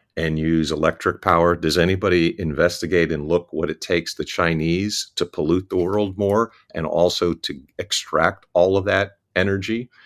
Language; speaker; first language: English; native; English